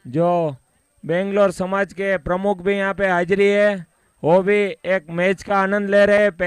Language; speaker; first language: Hindi; non-native, local second language; Gujarati